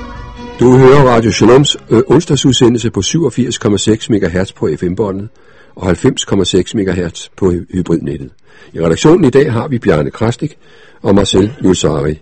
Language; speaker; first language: Danish; native; Danish